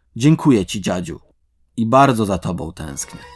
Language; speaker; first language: Polish; native; Polish